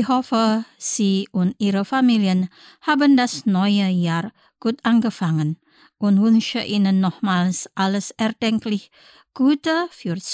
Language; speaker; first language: German; non-native, fluent; Indonesian